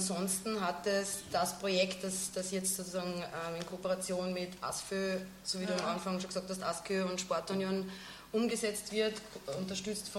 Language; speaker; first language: German; native; German